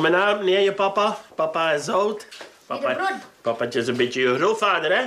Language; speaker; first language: Dutch; native; Dutch